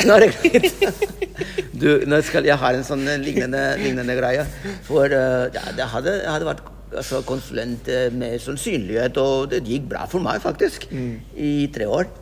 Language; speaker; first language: Norwegian; non-native, fluent; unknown